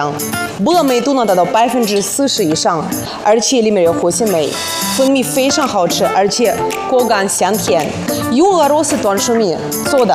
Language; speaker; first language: Chinese; non-native, fluent; Russian